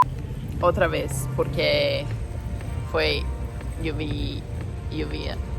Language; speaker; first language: Spanish; non-native, learner; English